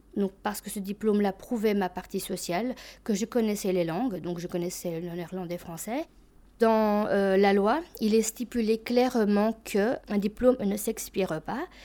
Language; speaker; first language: French; early bilingual, other home language; Albanian